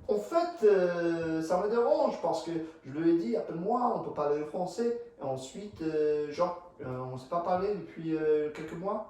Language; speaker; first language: French; non-native, fluent; English